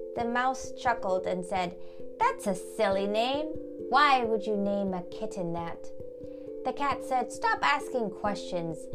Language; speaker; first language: English; early bilingual, other home language; German